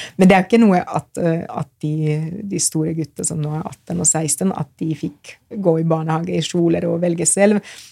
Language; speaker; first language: Norwegian; non-native, fluent; Finnish